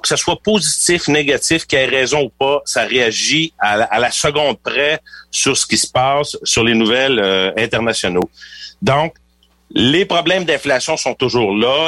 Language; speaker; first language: French; native; French